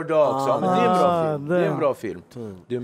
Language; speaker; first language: Swedish; native; Swedish